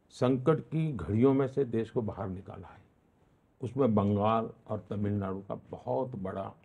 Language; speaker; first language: Hindi; non-native, local second language; Gujarati